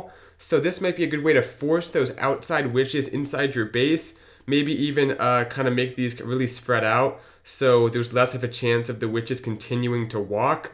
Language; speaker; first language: English; native; English